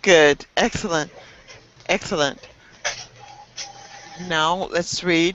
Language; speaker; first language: English; non-native, fluent; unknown